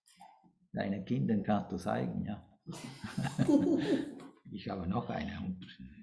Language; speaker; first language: German; non-native, fluent; Sinhala